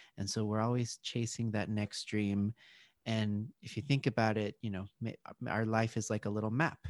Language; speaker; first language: English; early bilingual, other home language; Spanish